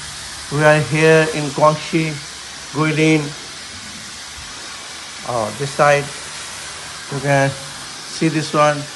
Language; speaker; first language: English; non-native, learner; Urdu